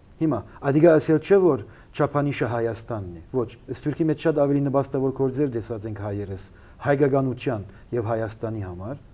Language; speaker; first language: Armenian; early bilingual, heritage; Armenian